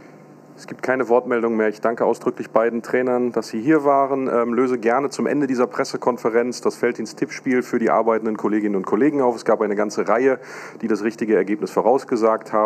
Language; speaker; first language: German; native; German